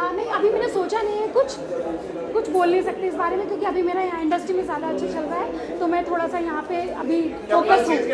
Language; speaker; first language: Hindi; native; Hindi